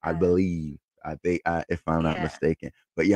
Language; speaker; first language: English; native; English